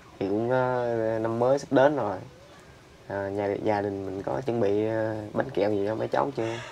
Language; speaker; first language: Vietnamese; native; Vietnamese